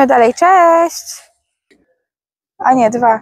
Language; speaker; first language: Polish; native; Polish